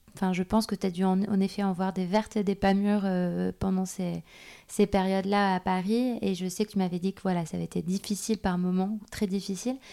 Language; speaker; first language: French; native; French